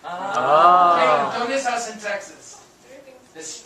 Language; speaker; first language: Spanish; non-native, fluent; English